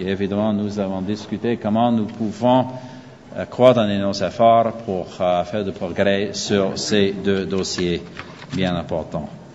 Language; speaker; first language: French; non-native, fluent; English